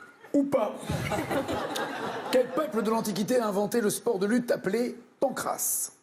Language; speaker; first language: French; native; French